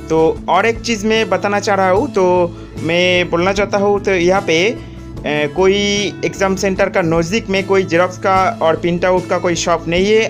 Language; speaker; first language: Hindi; non-native, local second language; Odia